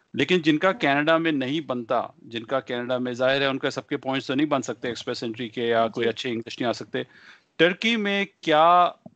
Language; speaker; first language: Hindi; early bilingual, heritage; Punjabi